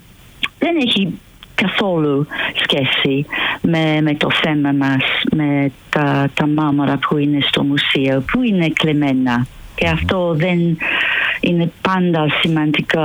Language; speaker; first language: Greek; non-native, fluent; English